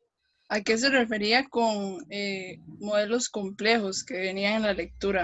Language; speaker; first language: Spanish; native; Spanish